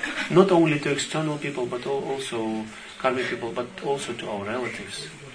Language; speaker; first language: English; non-native, fluent; Russian